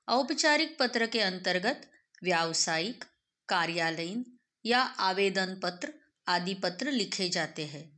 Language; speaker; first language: Hindi; non-native, local second language; Marathi